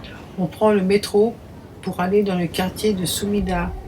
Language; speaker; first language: French; native; French